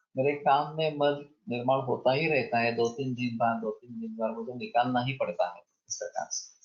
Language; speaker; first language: Hindi; non-native, local second language; Marathi